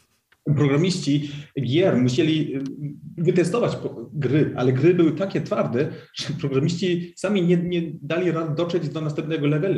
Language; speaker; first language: Polish; early bilingual, heritage; Polish